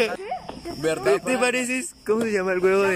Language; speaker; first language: Spanish; native; Spanish